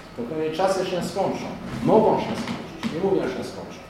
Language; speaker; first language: Polish; non-native, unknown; French